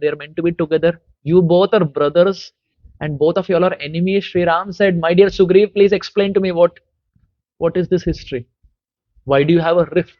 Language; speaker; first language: English; non-native, local second language; Hindi